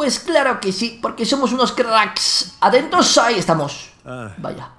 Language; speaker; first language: Spanish; native; Spanish